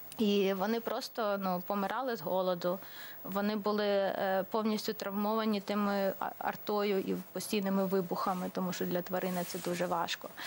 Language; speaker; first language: Ukrainian; native; Ukrainian